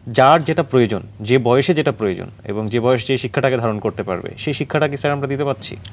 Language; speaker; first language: Bangla; native; Bangla